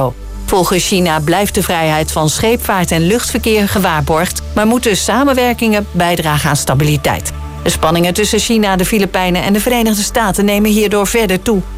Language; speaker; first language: Dutch; native; Dutch